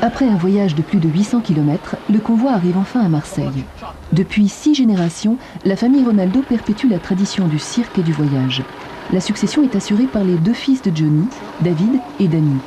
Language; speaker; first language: French; native; French